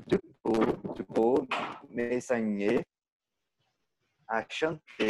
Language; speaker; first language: French; non-native, learner; Portuguese